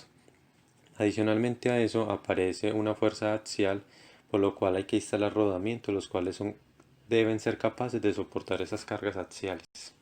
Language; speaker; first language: Spanish; native; Spanish